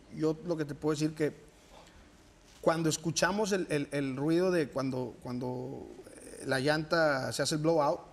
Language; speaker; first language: Spanish; native; Spanish